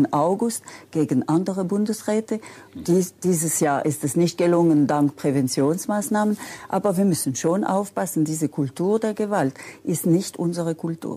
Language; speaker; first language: German; non-native, local second language; French